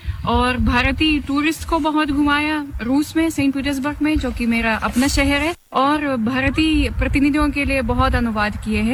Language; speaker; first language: Hindi; non-native, fluent; Russian